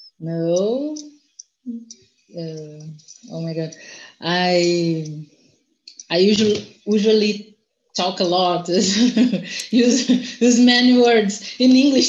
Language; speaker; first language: English; non-native, learner; Portuguese